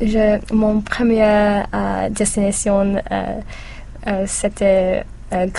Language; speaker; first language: French; non-native, learner; English